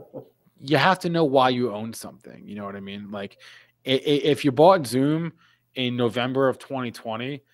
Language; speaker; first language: English; native; English